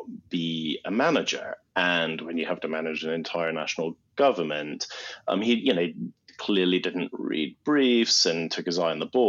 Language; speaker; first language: English; native; English